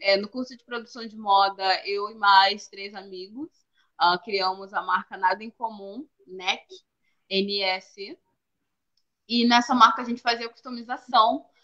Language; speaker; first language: Portuguese; native; Portuguese